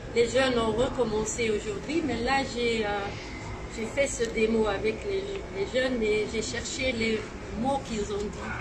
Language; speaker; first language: French; non-native, fluent; Dutch